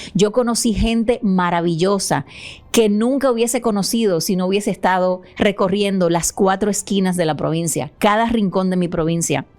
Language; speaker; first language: Spanish; native; Spanish